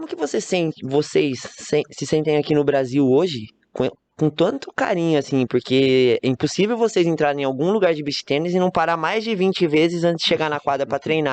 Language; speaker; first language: Portuguese; native; Portuguese